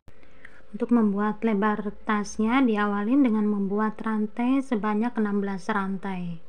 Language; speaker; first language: Indonesian; native; Indonesian